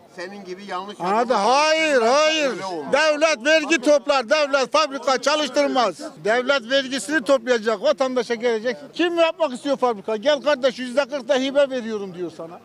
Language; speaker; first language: Turkish; native; Turkish